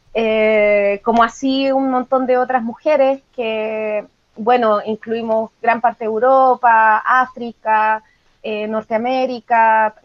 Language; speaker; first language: Spanish; native; Spanish